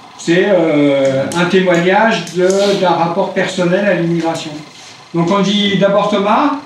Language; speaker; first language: French; native; French